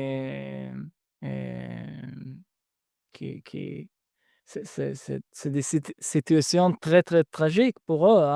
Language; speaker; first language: French; non-native, fluent; Hebrew